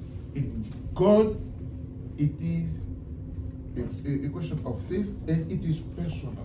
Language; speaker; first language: English; non-native, learner; French